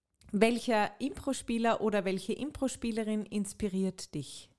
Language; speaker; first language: German; native; German